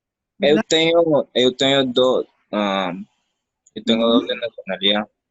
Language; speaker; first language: Portuguese; non-native, learner; Spanish